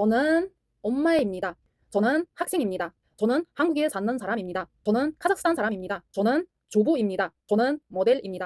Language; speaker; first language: Korean; non-native, learner; Kazakh